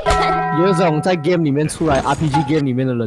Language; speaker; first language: Chinese; native; Chinese